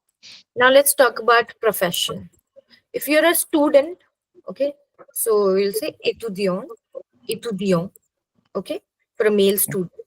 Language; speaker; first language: English; non-native, local second language; Hindi